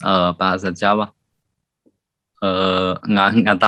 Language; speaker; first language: Indonesian; non-native, learner; Chinese